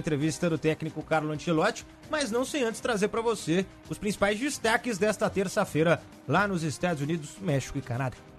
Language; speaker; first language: Portuguese; native; Portuguese